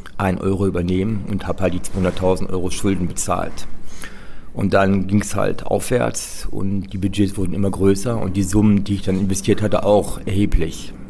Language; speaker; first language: German; native; German